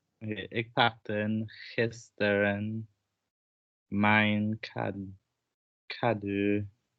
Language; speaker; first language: Dutch; non-native, learner; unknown